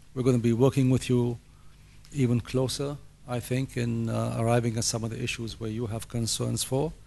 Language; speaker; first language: English; non-native, fluent; Arabic